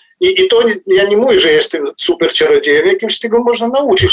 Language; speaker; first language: Polish; non-native, fluent; Ukrainian